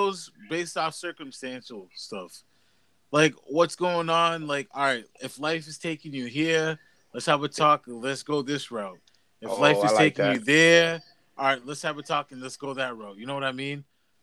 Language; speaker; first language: English; native; English